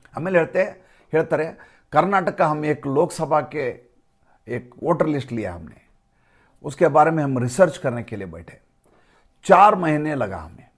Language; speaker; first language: Hindi; non-native, local second language; Kannada